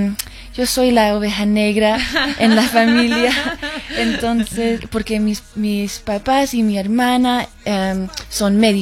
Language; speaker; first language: Spanish; non-native, learner; English